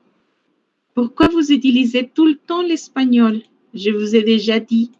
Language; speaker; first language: French; non-native, fluent; Spanish